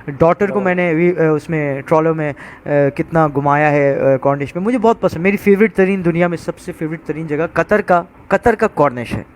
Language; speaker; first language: Urdu; native; Urdu